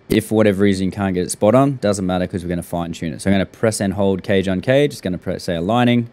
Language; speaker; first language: English; native; English